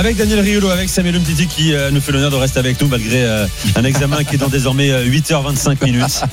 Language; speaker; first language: French; native; French